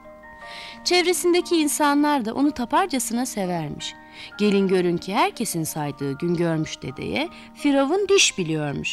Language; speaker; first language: Turkish; native; Turkish